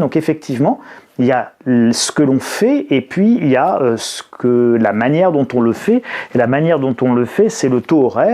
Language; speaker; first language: French; native; French